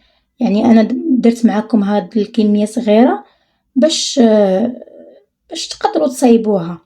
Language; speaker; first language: Arabic; native; Arabic